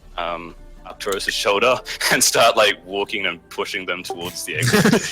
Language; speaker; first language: English; native; English